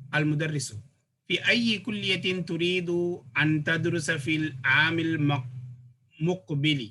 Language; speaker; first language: Arabic; non-native, fluent; Tamil